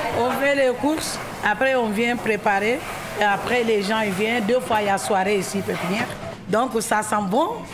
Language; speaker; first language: French; non-native, local second language; Wolof